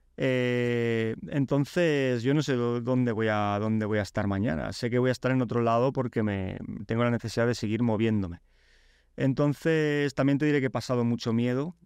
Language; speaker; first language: Spanish; early bilingual, other home language; Polish